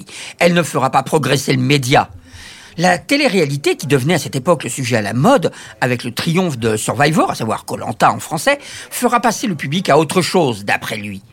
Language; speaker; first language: French; native; French